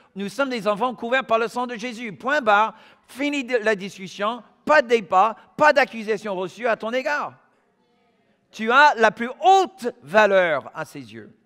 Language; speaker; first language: French; non-native, fluent; English